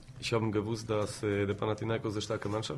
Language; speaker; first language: German; non-native, fluent; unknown